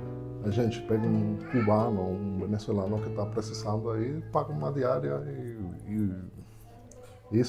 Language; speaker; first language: Portuguese; non-native, fluent; Spanish